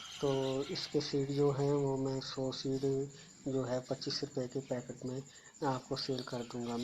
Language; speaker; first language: Urdu; non-native, local second language; Punjabi